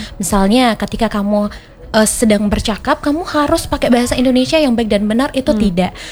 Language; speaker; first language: Indonesian; non-native, local second language; Sasak